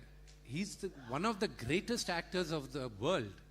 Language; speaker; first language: Tamil; non-native, local second language; Telugu